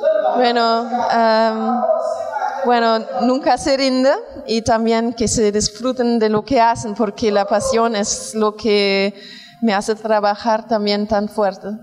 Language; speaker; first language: Spanish; non-native, fluent; German